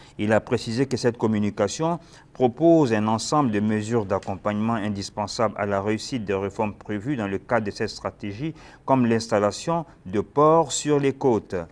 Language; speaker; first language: French; non-native, local second language; Arabic